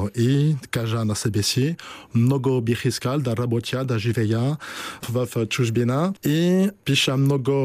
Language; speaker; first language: Bulgarian; non-native, learner; French